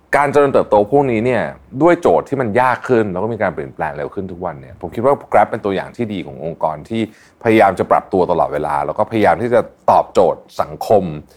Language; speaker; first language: Thai; native; Thai